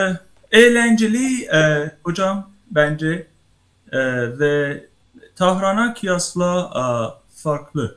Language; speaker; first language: Turkish; non-native, learner; Persian